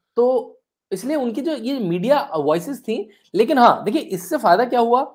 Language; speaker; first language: Hindi; native; Hindi